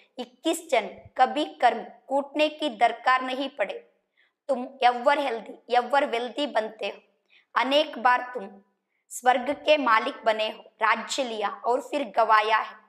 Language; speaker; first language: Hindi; non-native, local second language; Kannada